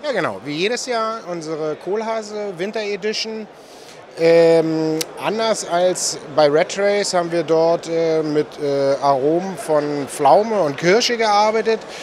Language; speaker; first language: German; native; German